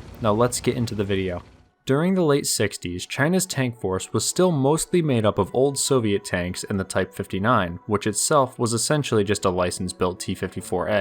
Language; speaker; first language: English; native; English